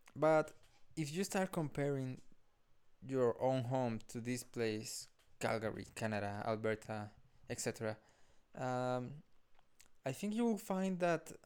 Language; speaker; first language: English; non-native, fluent; Spanish